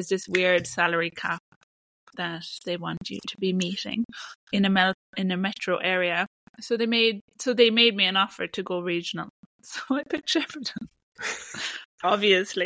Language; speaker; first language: English; native; English